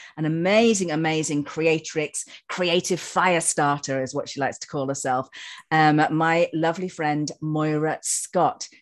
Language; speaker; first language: English; native; English